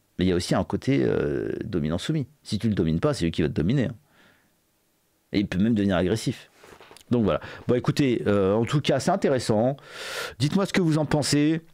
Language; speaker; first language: French; native; French